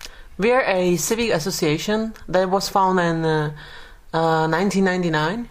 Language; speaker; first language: English; non-native, fluent; Slovak